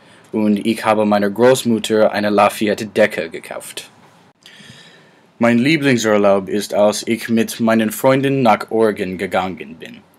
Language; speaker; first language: German; non-native, learner; English